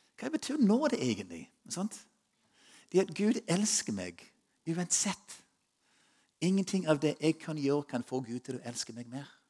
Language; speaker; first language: Norwegian; non-native, fluent; English